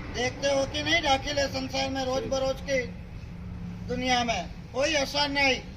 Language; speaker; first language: Hindi; non-native, local second language; Gujarati